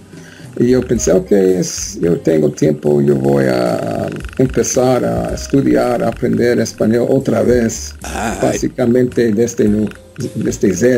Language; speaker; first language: Spanish; non-native, learner; English